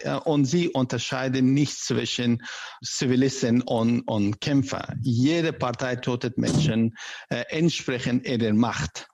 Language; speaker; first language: German; non-native, learner; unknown